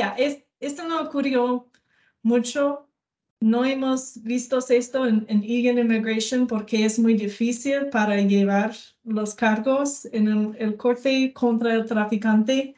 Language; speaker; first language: Spanish; non-native, learner; English